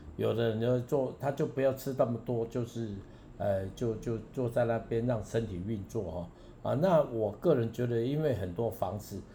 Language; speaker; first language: Chinese; non-native, local second language; Min Nan Chinese